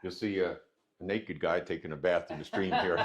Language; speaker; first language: English; native; English